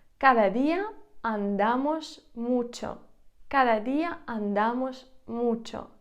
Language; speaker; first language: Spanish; non-native, fluent; Ukrainian